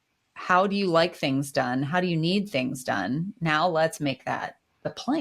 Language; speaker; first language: English; native; English